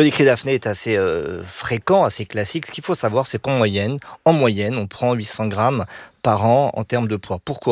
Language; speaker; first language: French; native; French